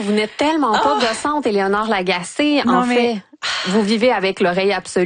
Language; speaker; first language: French; native; French